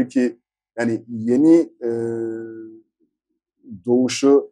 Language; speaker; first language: Turkish; non-native, fluent; French